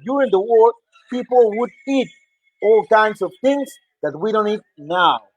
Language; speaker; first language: English; non-native, fluent; Spanish